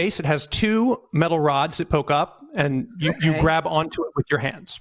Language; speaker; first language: English; native; English